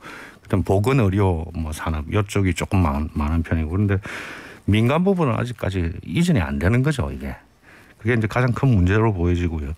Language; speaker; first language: Korean; native; Korean